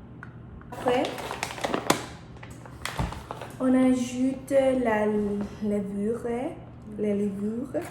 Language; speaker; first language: French; non-native, learner; English